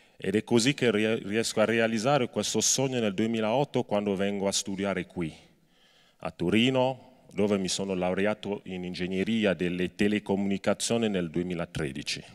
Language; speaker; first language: Italian; non-native, fluent; French